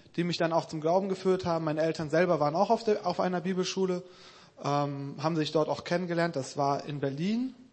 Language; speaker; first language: German; native; German